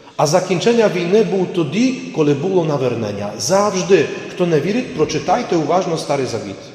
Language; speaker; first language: Ukrainian; native; Ukrainian